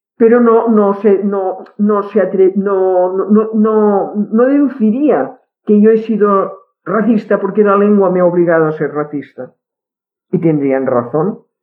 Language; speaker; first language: Spanish; non-native, local second language; Catalan